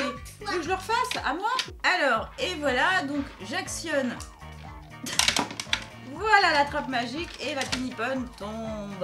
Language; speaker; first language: French; native; French